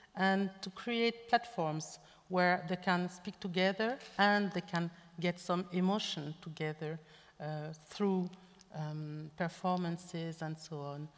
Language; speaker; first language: English; non-native, local second language; French